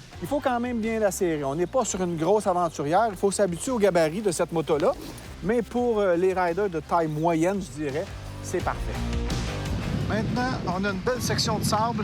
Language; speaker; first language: French; native; French